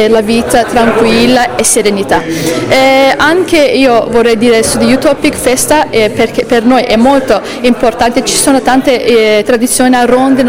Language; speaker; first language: Italian; non-native, learner; Azerbaijani